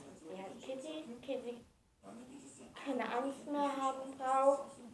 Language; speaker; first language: German; native; German